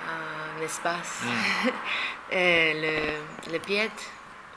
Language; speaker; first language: French; non-native, learner; Norwegian